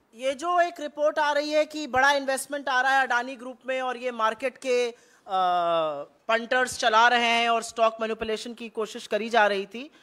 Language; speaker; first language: Hindi; native; Hindi